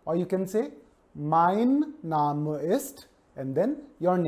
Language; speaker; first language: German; non-native, fluent; Hindi